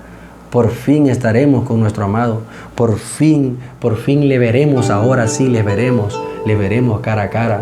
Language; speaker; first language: Spanish; native; Spanish